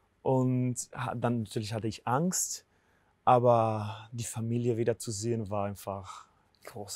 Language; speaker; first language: German; non-native, fluent; Spanish